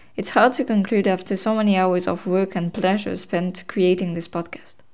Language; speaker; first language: English; non-native, fluent; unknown